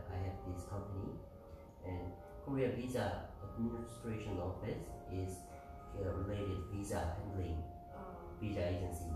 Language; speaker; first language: English; non-native, learner; Korean